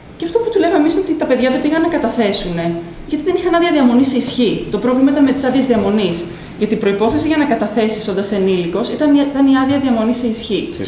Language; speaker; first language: Greek; early bilingual, other home language; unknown